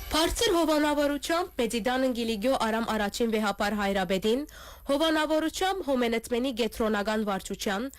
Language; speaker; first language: Armenian; early bilingual, heritage; Armenian